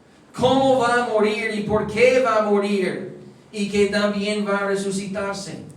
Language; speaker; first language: Spanish; non-native, fluent; English